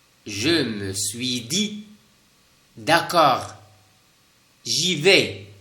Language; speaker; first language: French; non-native, fluent; Spanish